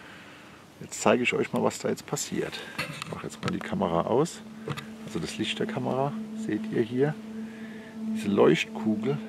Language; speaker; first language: German; native; German